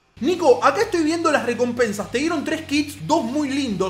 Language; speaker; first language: Spanish; native; Spanish